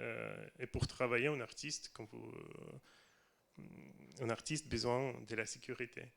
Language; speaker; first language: French; non-native, learner; Russian